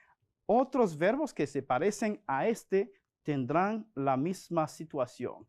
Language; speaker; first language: Spanish; non-native, fluent; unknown